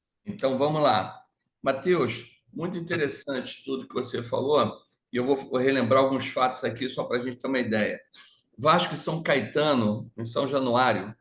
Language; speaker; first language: Portuguese; native; Portuguese